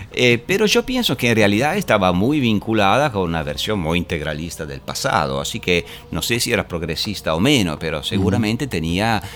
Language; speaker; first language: Spanish; non-native, fluent; Italian